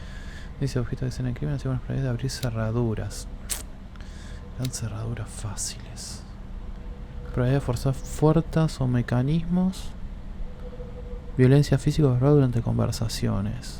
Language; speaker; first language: Spanish; native; Spanish